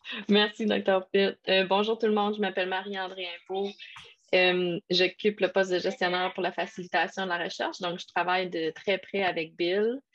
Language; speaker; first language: French; native; French